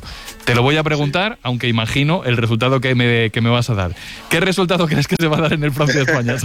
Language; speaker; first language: Spanish; native; Spanish